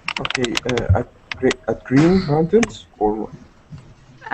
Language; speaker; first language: English; non-native, learner; Spanish